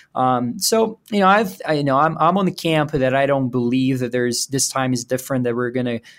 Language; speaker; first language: English; non-native, fluent; Portuguese